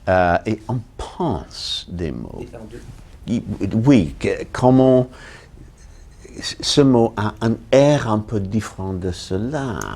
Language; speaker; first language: French; non-native, fluent; English